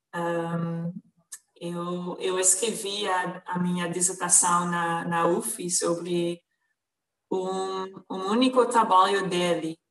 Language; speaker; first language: Portuguese; non-native, fluent; Dutch